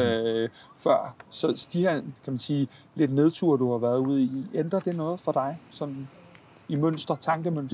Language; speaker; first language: Danish; native; Danish